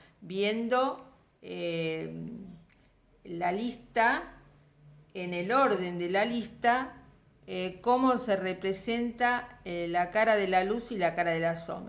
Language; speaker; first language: Spanish; native; Spanish